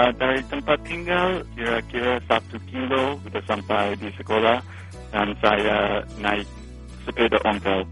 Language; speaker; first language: Indonesian; non-native, fluent; English